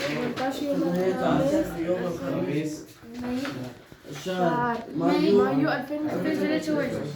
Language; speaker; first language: Arabic; early bilingual, heritage; Arabic